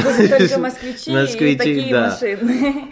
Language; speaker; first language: Russian; non-native, local second language; Latvian